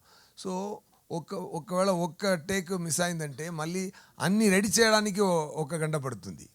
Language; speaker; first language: Telugu; non-native, learner; Tamil